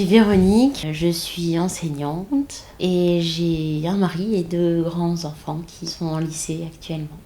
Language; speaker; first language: French; native; French